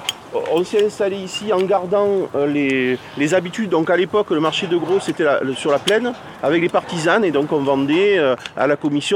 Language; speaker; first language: French; native; French